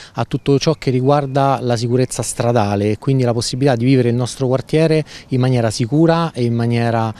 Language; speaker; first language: Italian; native; Italian